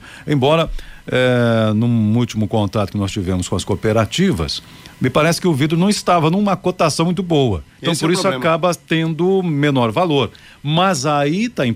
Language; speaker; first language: Portuguese; native; Portuguese